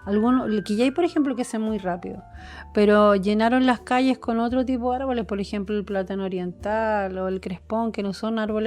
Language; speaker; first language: Spanish; native; Spanish